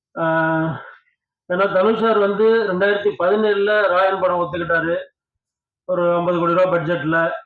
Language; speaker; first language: Tamil; native; Tamil